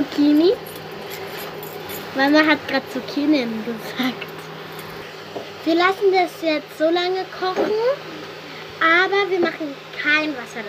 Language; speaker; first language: German; early bilingual, other home language; Arabic